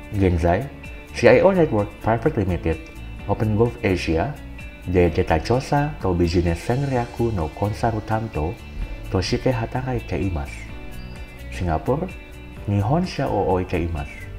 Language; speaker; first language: Japanese; non-native, learner; Indonesian